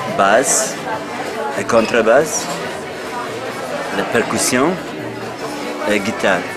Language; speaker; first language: French; non-native, fluent; Bosnian